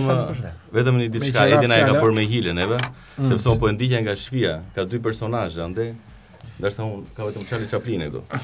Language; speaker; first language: Albanian; native; Albanian